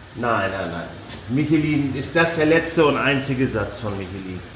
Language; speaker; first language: German; native; German